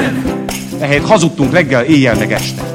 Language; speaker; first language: Hungarian; native; Hungarian